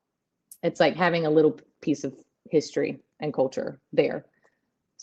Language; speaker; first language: English; native; English